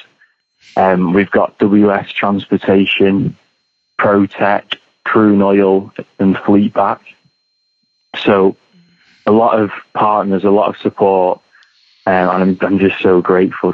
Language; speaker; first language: English; native; English